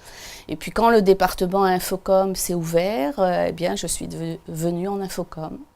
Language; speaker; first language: French; native; French